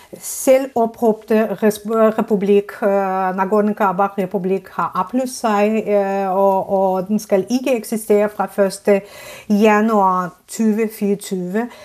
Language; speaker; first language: Danish; non-native, fluent; Azerbaijani